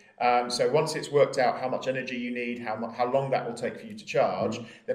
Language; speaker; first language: English; native; English